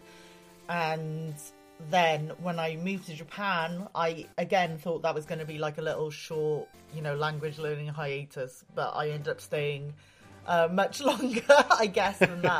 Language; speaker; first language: English; native; English